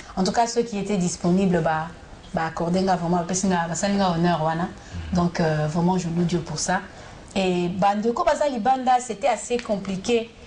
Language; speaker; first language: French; non-native, local second language; Lingala